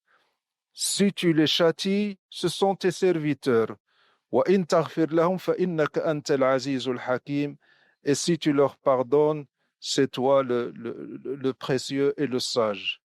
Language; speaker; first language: French; non-native, local second language; Arabic